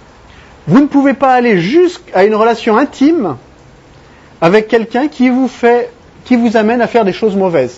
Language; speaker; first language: French; native; French